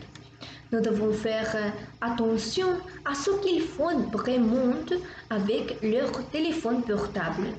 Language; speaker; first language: French; non-native, learner; Spanish